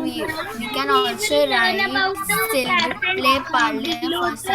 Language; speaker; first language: French; non-native, learner; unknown